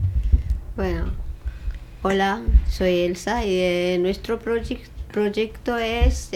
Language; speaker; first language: Spanish; non-native, learner; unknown